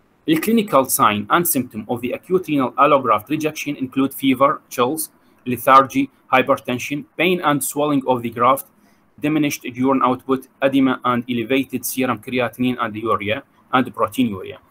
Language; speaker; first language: English; non-native, fluent; Arabic